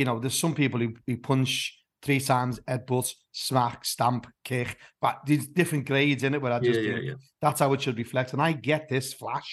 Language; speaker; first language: English; native; English